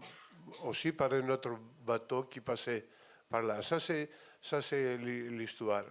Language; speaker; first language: French; non-native, fluent; Greek